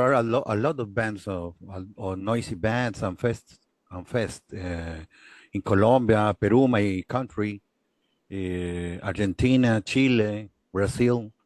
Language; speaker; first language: English; non-native, learner; Spanish